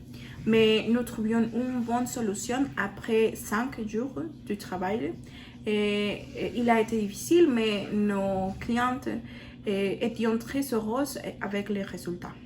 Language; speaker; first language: French; non-native, learner; Spanish